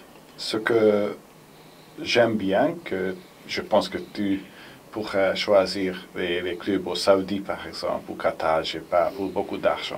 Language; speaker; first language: French; non-native, fluent; Hungarian